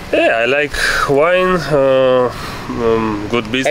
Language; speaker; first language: English; non-native, learner; Slovak